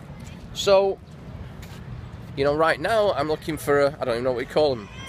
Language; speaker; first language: English; native; English